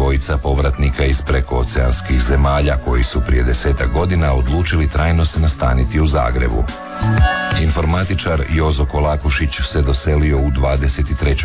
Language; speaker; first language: Serbian; native; Serbian